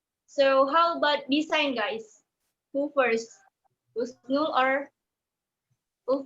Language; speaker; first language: English; non-native, learner; Indonesian